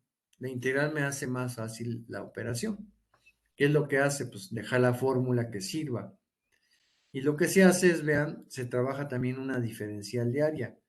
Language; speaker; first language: Spanish; native; Spanish